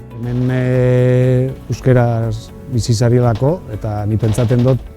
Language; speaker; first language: Basque; non-native, local second language; Spanish